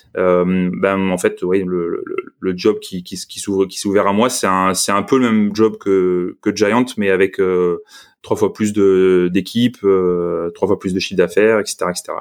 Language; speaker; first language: French; native; French